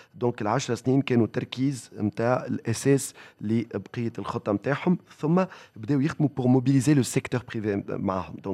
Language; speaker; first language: Arabic; native; Arabic